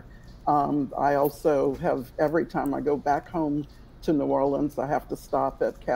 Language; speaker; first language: English; native; English